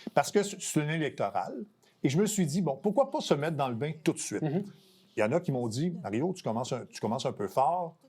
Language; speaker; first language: French; native; French